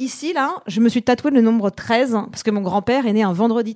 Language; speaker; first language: French; native; French